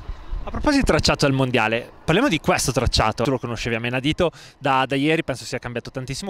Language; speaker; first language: Italian; native; Italian